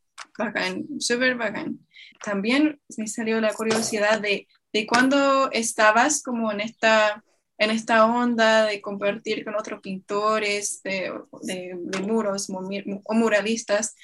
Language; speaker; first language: Spanish; non-native, fluent; English